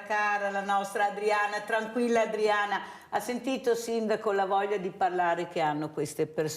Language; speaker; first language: Italian; native; Italian